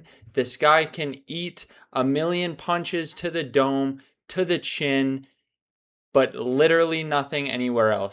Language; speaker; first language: English; native; English